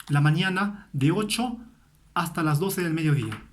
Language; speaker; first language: Spanish; native; Spanish